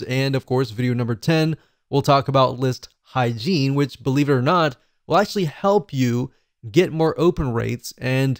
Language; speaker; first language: English; native; English